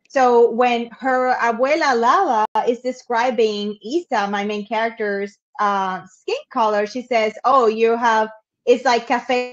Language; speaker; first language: English; non-native, fluent; Spanish